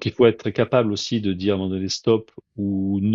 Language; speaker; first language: French; native; French